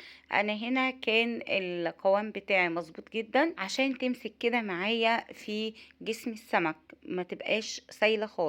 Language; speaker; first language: Arabic; native; Arabic